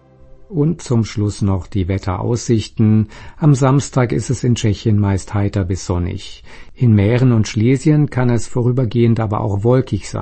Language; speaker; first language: German; native; German